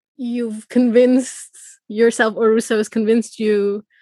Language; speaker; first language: English; non-native, fluent; Persian